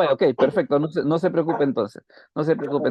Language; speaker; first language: Spanish; native; Spanish